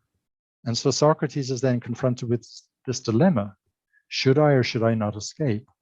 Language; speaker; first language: English; native; English